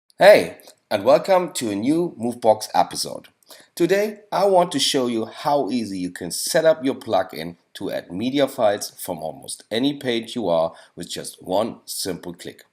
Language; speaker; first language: English; non-native, fluent; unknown